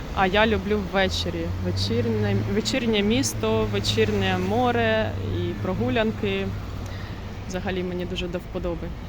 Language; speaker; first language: Ukrainian; non-native, local second language; Russian